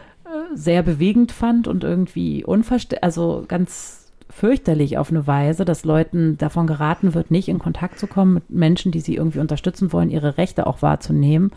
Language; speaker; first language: German; native; German